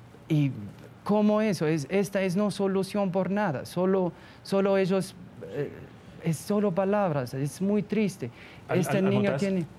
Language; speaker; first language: Spanish; non-native, learner; Arabic